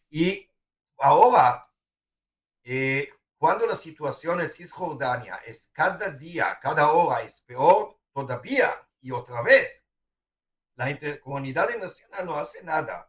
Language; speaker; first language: Spanish; non-native, fluent; Hebrew